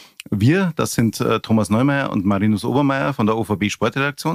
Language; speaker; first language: German; native; German